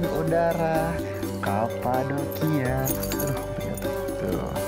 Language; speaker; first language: Indonesian; native; Indonesian